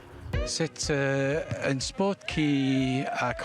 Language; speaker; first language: French; non-native, fluent; English